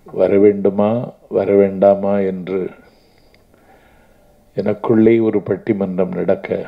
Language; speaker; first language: Tamil; native; Tamil